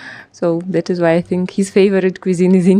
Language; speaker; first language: English; non-native, fluent; Russian